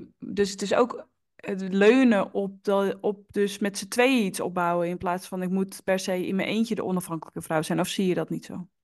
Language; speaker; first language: Dutch; native; Dutch